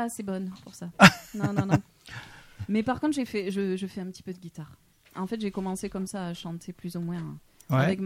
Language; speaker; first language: French; native; French